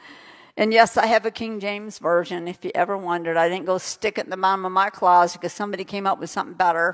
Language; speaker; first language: English; native; English